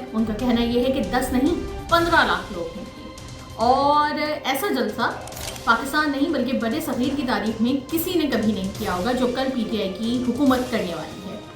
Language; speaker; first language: Urdu; native; Urdu